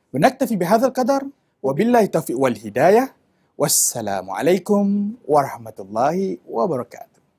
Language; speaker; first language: Arabic; non-native, fluent; Malay